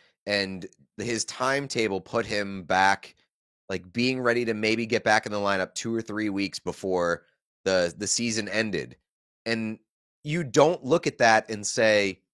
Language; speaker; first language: English; native; English